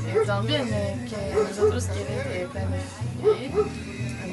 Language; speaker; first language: Spanish; non-native, learner; French